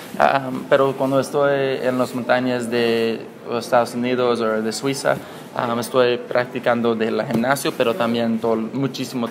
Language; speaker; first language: Spanish; non-native, learner; English